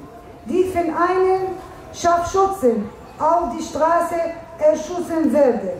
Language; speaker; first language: German; non-native, learner; Arabic